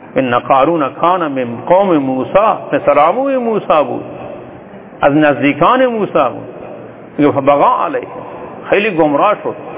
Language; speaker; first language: Persian; non-native, local second language; Turkmen